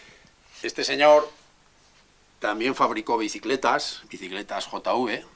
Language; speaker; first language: Spanish; native; Spanish